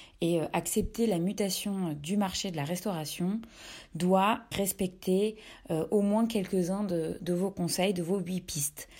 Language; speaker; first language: French; native; French